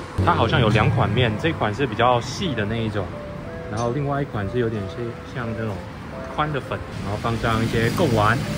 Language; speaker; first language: Chinese; native; Chinese